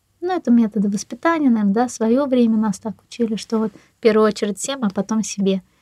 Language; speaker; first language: Russian; native; Russian